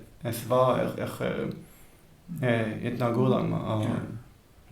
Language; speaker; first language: Hebrew; early bilingual, heritage; Hebrew